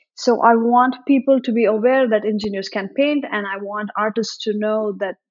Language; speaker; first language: English; non-native, local second language; Marathi